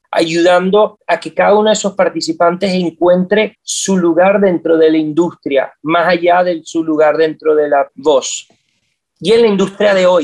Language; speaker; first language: Spanish; native; Spanish